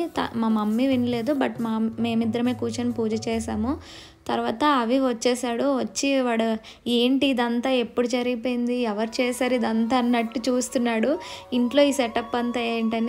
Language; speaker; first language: Telugu; native; Telugu